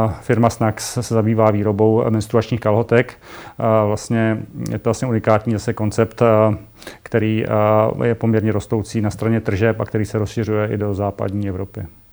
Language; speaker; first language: Czech; native; Czech